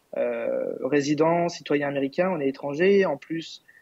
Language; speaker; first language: French; native; French